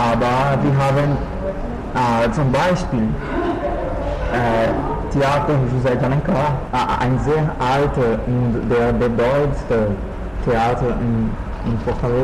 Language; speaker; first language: German; non-native, learner; Portuguese